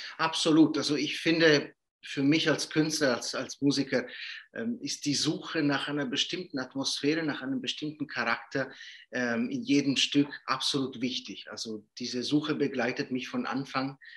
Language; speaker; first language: German; non-native, local second language; Italian